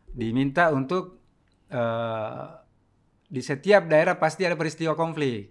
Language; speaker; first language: Indonesian; non-native, local second language; Buginese